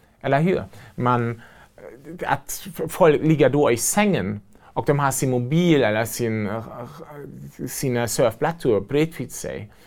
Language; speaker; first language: Swedish; non-native, fluent; German